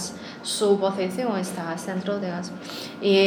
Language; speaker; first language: Spanish; non-native, learner; Chinese